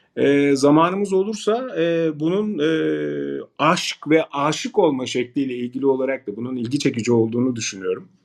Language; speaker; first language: Turkish; native; Turkish